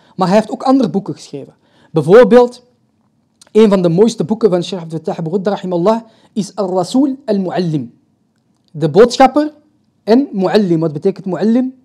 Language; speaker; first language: Dutch; early bilingual, other home language; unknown